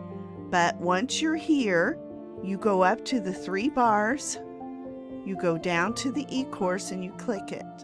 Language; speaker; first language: English; native; English